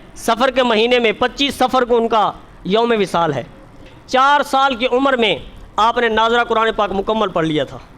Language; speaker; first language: Urdu; native; Urdu